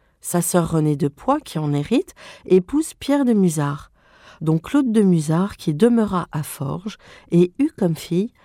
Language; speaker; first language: French; native; French